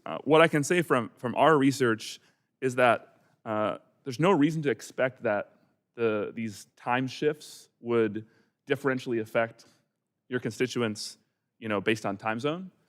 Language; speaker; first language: English; native; English